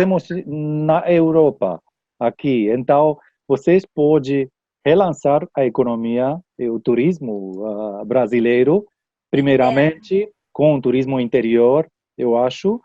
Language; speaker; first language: Portuguese; non-native, learner; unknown